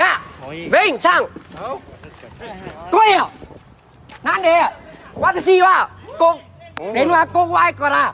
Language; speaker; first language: Japanese; non-native, learner; Vietnamese